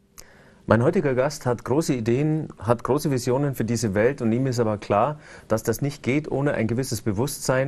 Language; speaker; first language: German; native; German